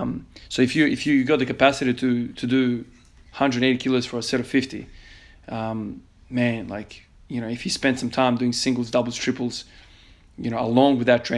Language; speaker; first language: English; native; English